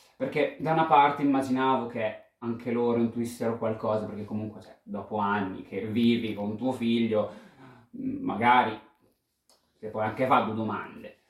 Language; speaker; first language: Italian; native; Italian